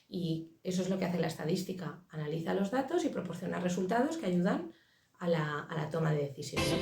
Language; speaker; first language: Spanish; native; Spanish